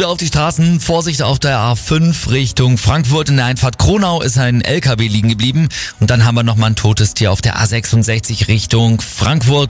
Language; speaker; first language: German; native; German